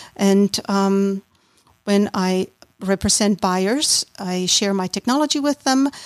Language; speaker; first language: English; non-native, fluent; German